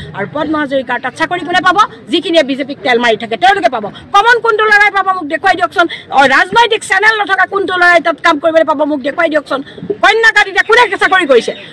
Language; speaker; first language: Assamese; native; Assamese